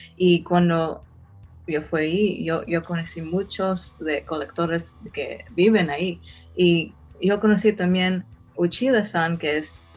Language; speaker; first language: Spanish; early bilingual, heritage; Spanish